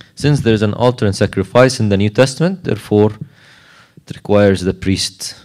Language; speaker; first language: English; non-native, fluent; Arabic